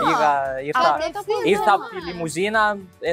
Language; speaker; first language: Greek; early bilingual, heritage; English